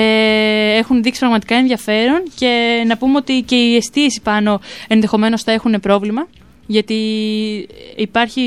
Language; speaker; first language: Greek; native; Greek